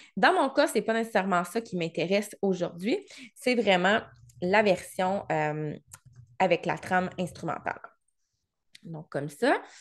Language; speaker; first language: French; native; French